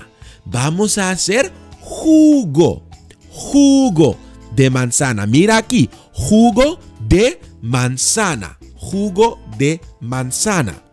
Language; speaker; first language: Spanish; non-native, fluent; Dutch